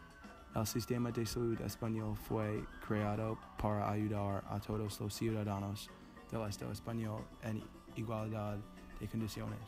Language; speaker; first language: Spanish; non-native, learner; English